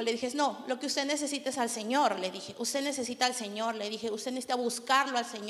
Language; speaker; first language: Spanish; native; Spanish